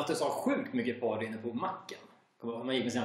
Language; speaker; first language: Swedish; native; Swedish